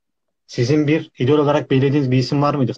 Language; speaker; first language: Turkish; native; Turkish